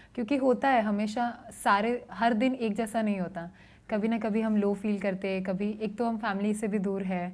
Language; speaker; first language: Hindi; native; Hindi